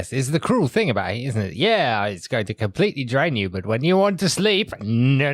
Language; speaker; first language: English; native; English